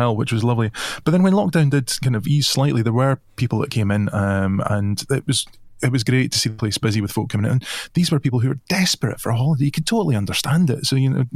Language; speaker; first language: English; native; English